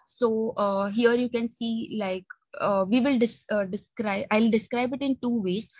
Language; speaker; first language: English; non-native, local second language; Marathi